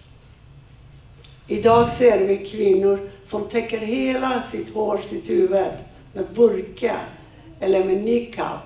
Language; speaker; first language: Swedish; non-native, fluent; Persian